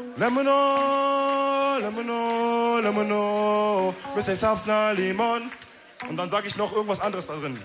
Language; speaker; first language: German; early bilingual, other home language; Wolof